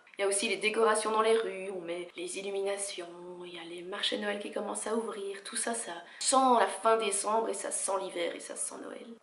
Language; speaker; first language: French; native; French